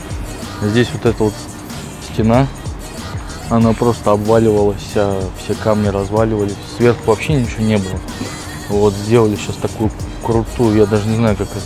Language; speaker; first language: Russian; native; Russian